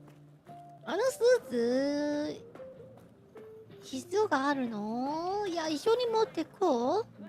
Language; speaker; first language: Japanese; non-native, fluent; Chinese